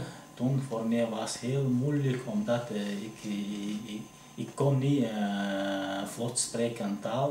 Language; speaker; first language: Dutch; non-native, learner; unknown